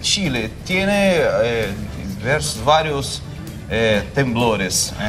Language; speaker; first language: Spanish; non-native, learner; Portuguese